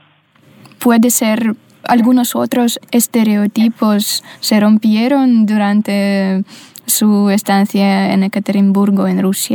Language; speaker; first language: Spanish; non-native, fluent; Russian